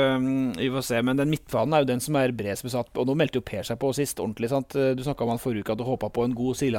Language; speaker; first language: Norwegian; native; Norwegian